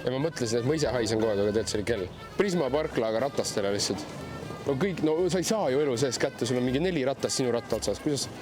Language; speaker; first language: Estonian; native; Estonian